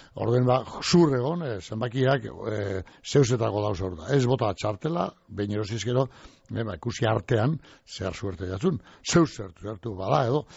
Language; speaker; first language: Basque; native; Basque